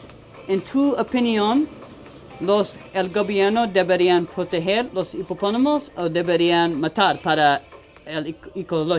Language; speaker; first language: Spanish; non-native, learner; English